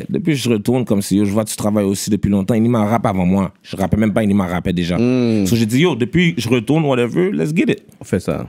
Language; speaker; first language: French; early bilingual, other home language; Haitian Creole